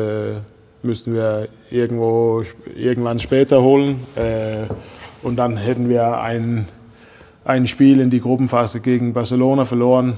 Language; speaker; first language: German; non-native, fluent; Danish